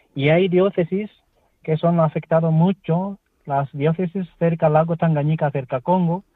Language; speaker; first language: Spanish; non-native, learner; Swahili